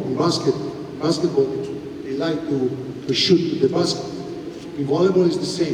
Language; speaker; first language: English; non-native, fluent; Italian